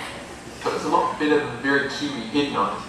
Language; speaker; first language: English; native; English